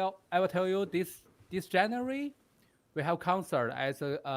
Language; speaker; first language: English; non-native, learner; Chinese